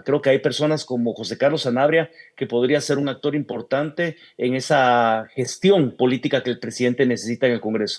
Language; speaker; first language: Spanish; native; Spanish